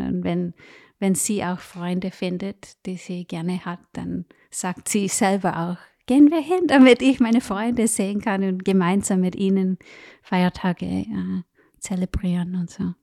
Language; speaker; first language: German; non-native, fluent; English